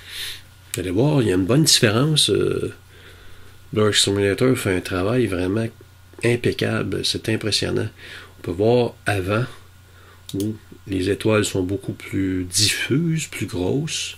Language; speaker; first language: French; native; French